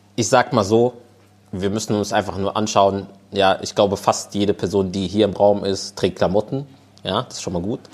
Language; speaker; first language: German; native; German